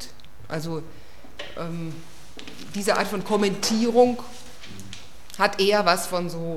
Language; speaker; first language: German; native; German